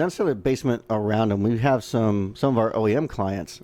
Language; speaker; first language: English; native; English